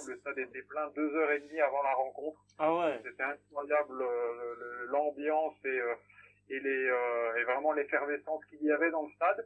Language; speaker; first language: French; native; French